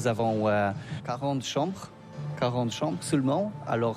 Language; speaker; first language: French; non-native, learner; Polish